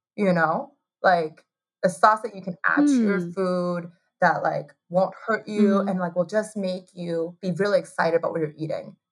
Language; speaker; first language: English; early bilingual, heritage; Chinese